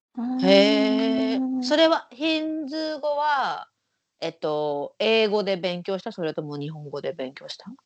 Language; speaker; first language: Japanese; native; Japanese